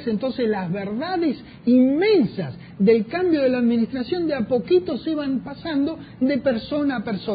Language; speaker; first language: Spanish; native; Spanish